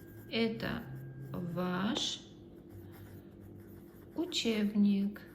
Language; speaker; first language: Russian; non-native, fluent; Azerbaijani